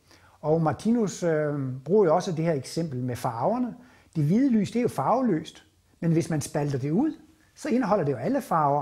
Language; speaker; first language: Danish; native; Danish